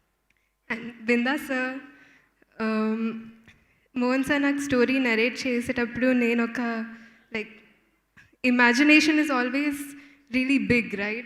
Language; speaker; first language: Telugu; non-native, fluent; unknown